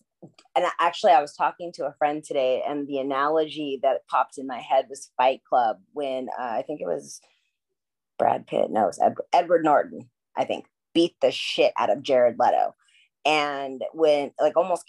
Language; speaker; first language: English; native; English